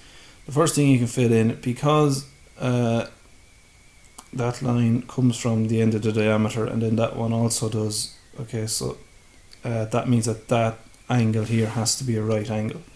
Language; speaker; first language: English; native; English